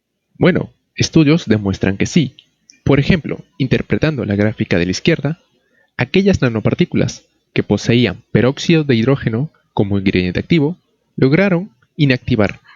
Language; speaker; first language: Spanish; native; Spanish